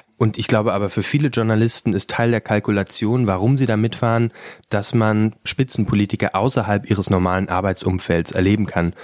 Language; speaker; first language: German; native; German